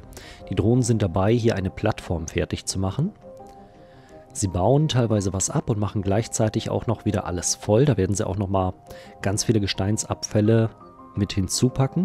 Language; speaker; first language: German; native; German